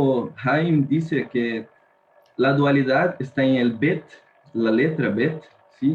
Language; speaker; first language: Spanish; non-native, learner; Portuguese